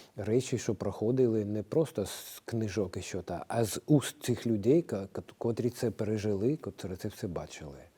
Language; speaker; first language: Ukrainian; non-native, local second language; Russian